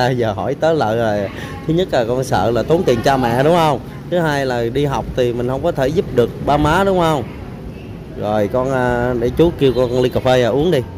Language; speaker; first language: Vietnamese; native; Vietnamese